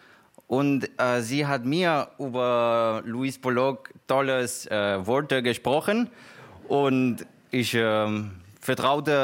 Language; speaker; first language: German; non-native, learner; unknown